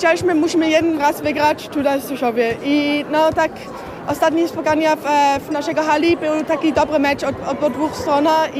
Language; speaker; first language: Polish; early bilingual, heritage; Polish